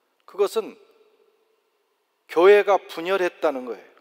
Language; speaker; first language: Korean; native; Korean